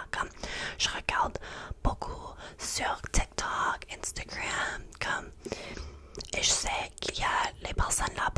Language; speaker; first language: French; non-native, learner; English